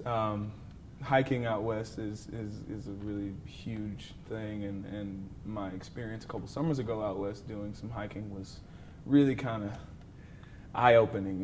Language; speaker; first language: English; native; English